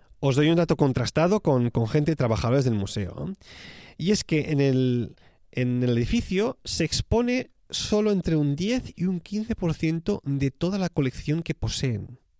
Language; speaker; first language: Spanish; native; Spanish